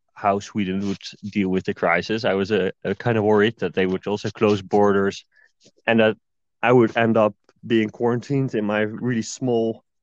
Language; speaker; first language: English; non-native, fluent; Dutch